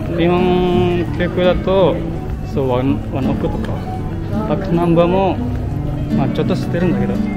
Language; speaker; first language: Japanese; non-native, fluent; Indonesian